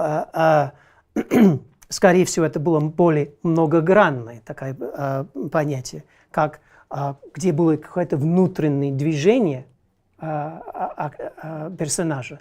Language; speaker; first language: Russian; non-native, fluent; English